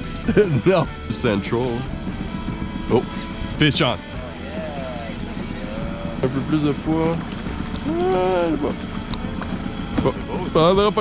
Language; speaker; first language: French; native; French